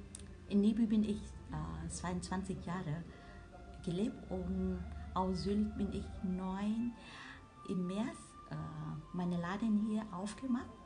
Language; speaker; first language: German; non-native, learner; Vietnamese